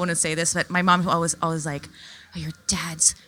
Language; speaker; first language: English; non-native, local second language; French